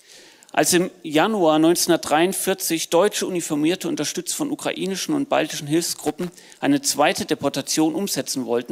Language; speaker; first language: German; native; German